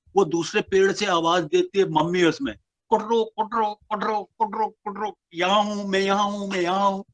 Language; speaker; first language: Hindi; non-native, local second language; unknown